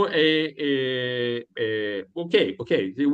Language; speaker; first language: French; non-native, learner; Italian